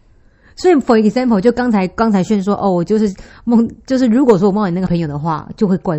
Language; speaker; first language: Chinese; native; Chinese